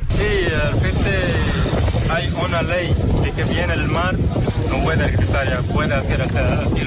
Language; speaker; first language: Spanish; non-native, learner; Arabic